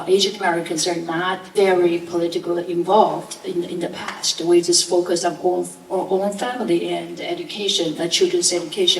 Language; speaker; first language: English; non-native, fluent; Chinese